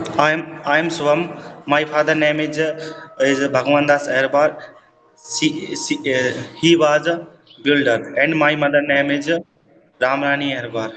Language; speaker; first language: English; non-native, learner; Hindi